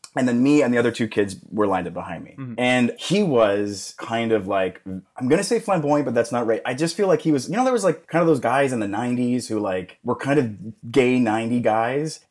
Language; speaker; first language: English; native; English